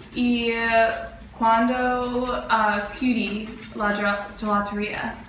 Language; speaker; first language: Italian; non-native, learner; English